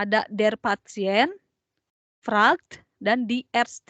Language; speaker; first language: German; non-native, fluent; Indonesian